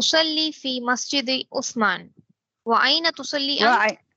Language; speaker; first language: Arabic; non-native, learner; Tamil